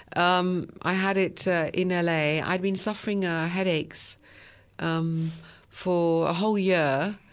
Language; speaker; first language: English; early bilingual, other home language; French